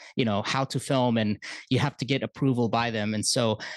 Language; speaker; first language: English; early bilingual, other home language; Arabic